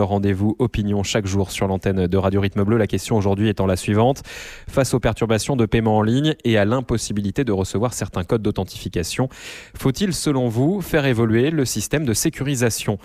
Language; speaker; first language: French; native; French